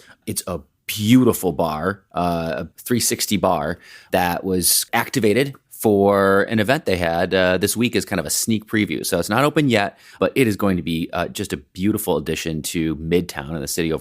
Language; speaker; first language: English; native; English